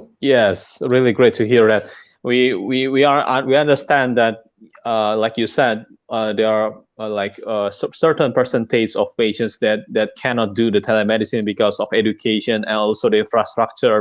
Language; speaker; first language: English; non-native, fluent; Indonesian